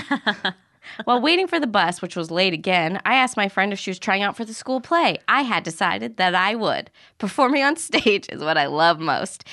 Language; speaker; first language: English; native; English